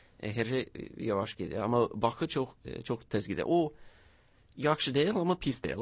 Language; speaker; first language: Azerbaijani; non-native, learner; English